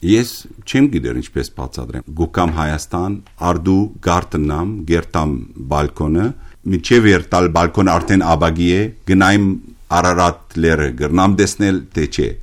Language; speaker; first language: Armenian; early bilingual, heritage; Armenian